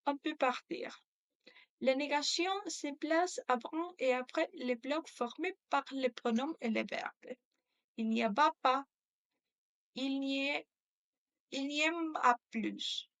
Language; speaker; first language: French; non-native, learner; Spanish